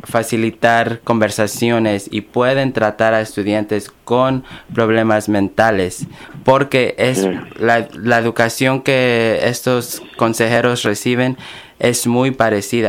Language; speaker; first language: Spanish; early bilingual, other home language; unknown